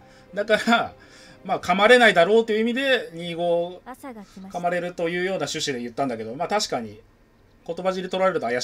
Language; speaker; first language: Japanese; native; Japanese